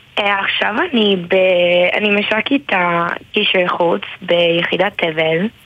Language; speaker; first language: Hebrew; non-native, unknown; English